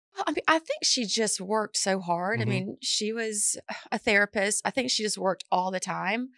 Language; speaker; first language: English; native; English